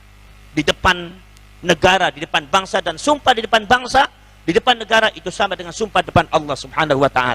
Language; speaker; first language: Indonesian; non-native, local second language; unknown